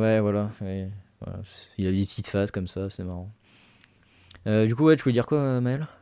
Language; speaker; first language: French; native; French